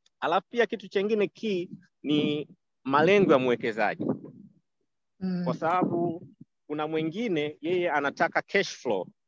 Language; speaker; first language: Swahili; native; Swahili